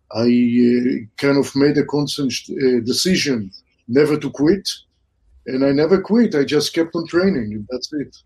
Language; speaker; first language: English; non-native, fluent; Hebrew